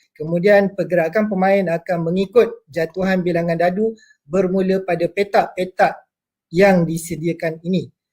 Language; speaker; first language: Malay; native; Malay